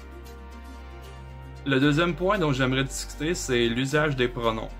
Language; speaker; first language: French; native; French